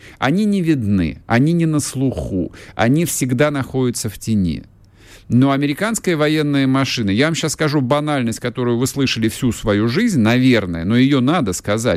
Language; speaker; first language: Russian; native; Russian